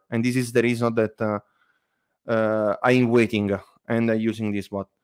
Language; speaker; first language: English; non-native, learner; Italian